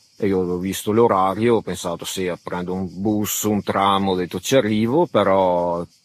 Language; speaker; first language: Italian; early bilingual, other home language; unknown